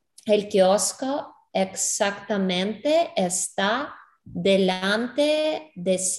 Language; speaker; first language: Spanish; non-native, learner; English